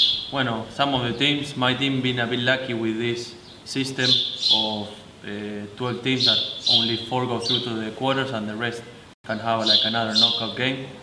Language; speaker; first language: English; non-native, fluent; Spanish